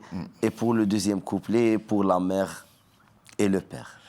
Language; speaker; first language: French; non-native, learner; Arabic